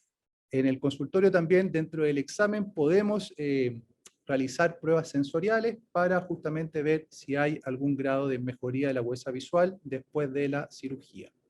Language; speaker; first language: Spanish; native; Spanish